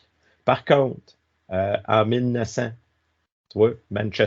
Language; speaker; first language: French; native; French